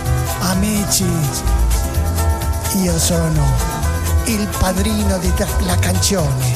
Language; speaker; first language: Italian; non-native, learner; Spanish